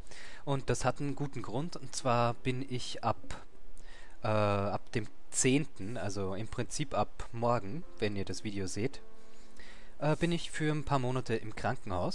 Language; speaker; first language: German; native; German